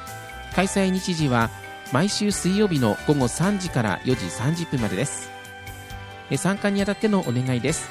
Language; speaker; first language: Japanese; native; Japanese